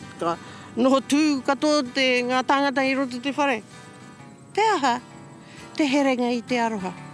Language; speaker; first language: Māori; native; Māori